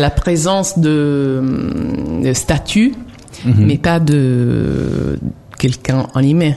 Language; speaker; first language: French; non-native, fluent; Italian